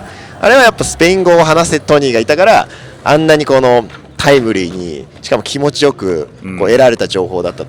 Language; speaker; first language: Japanese; native; Japanese